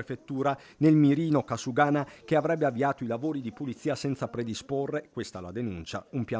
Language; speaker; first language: Italian; native; Italian